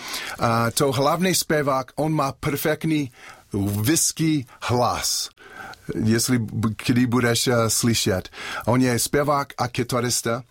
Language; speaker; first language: Czech; non-native, learner; English